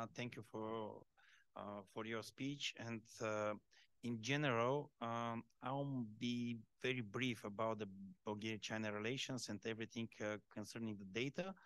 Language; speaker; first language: English; non-native, fluent; Bulgarian